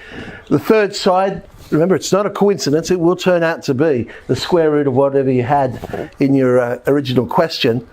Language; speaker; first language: English; native; English